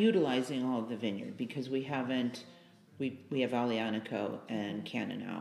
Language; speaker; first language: English; native; English